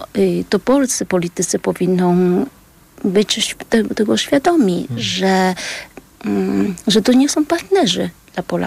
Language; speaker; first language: Polish; early bilingual, other home language; Vietnamese